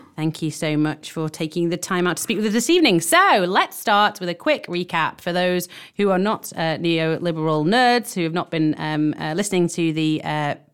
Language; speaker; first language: English; native; English